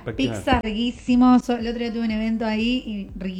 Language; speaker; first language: Spanish; native; Spanish